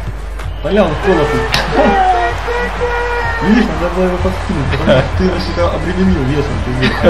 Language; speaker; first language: Russian; native; Russian